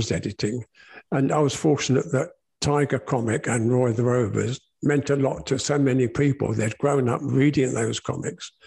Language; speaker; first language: English; native; English